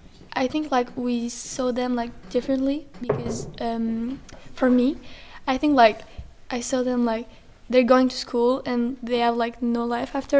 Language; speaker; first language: English; non-native, learner; Catalan